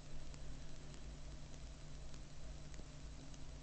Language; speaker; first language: French; non-native, learner; Russian